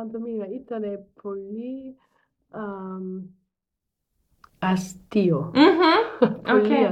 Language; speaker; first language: Greek; non-native, learner; German